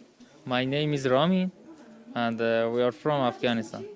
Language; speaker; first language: English; non-native, learner; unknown